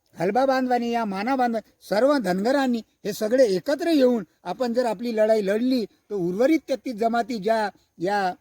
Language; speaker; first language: Marathi; native; Marathi